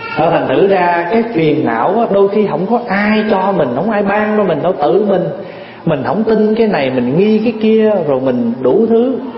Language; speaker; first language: Vietnamese; early bilingual, heritage; Vietnamese